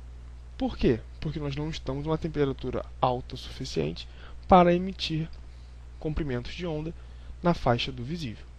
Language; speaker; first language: Portuguese; native; Portuguese